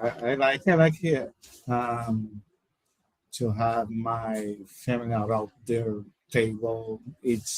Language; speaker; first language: English; non-native, learner; Portuguese